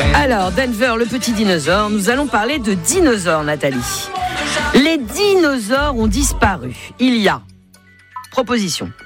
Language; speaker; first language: French; native; French